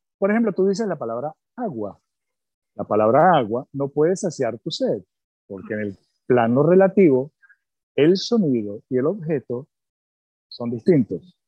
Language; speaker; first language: Spanish; early bilingual, other home language; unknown